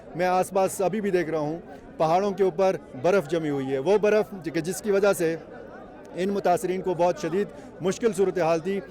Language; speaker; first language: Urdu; non-native, local second language; Pashto